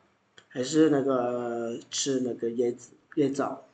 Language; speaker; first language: Chinese; non-native, fluent; Indonesian